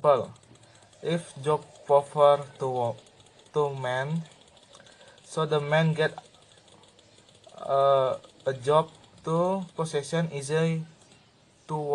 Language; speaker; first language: English; non-native, learner; Indonesian